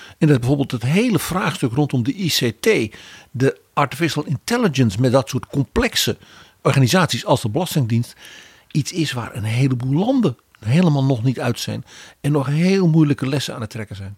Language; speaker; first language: Dutch; native; Dutch